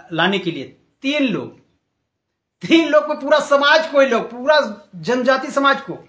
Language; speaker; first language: Hindi; non-native, local second language; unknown